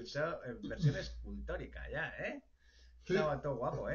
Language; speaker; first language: Spanish; native; Spanish